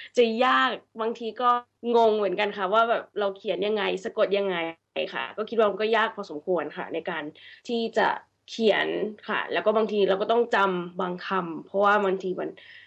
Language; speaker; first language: Thai; early bilingual, heritage; Thai